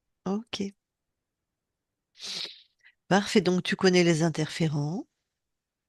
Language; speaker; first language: French; native; French